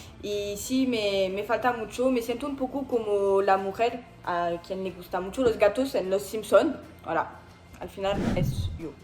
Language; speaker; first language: Spanish; non-native, learner; French